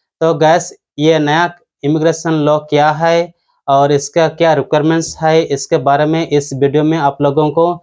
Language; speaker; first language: Hindi; non-native, local second language; Odia